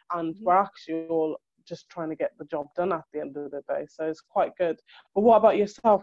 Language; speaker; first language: English; native; English